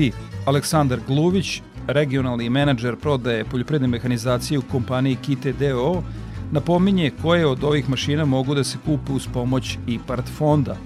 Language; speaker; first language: Serbian; native; Serbian